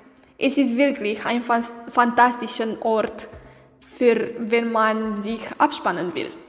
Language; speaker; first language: German; non-native, learner; Romanian